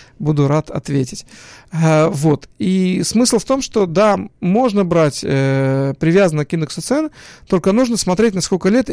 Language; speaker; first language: Russian; early bilingual, other home language; Hebrew